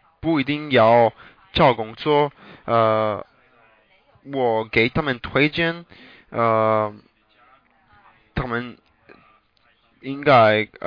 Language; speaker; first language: Chinese; non-native, learner; English